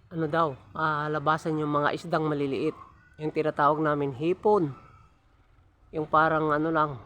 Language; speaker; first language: Filipino; non-native, local second language; Iloko